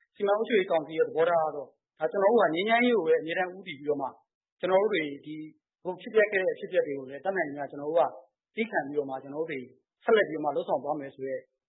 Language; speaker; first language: Burmese; native; Burmese